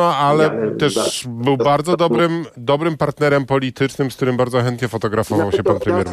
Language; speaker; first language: Polish; native; Polish